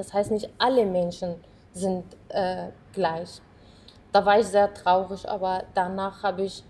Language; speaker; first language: German; non-native, fluent; Arabic